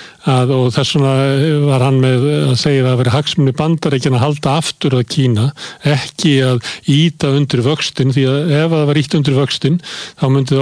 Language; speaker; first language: Icelandic; native; Icelandic